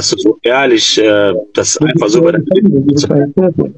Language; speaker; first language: German; native; German